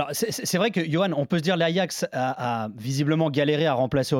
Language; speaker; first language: French; native; French